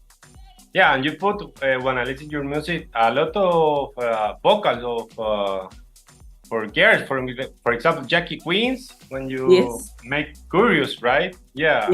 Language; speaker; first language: English; non-native, learner; Spanish